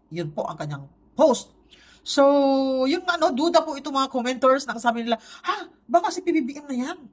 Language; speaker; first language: Filipino; non-native, local second language; Cebuano